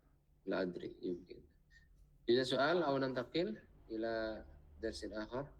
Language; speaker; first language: Arabic; non-native, fluent; Indonesian